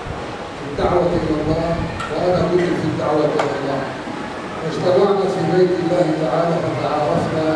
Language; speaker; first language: Arabic; native; Arabic